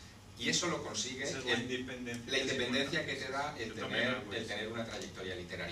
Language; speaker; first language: Spanish; native; Spanish